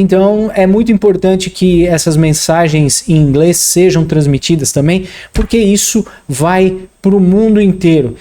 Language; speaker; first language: Portuguese; native; Portuguese